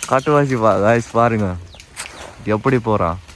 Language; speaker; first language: Tamil; non-native, learner; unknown